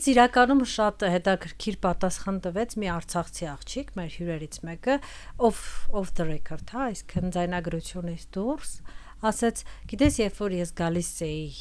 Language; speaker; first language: Armenian; native; Armenian